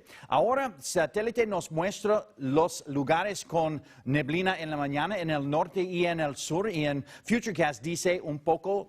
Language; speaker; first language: Spanish; non-native, learner; English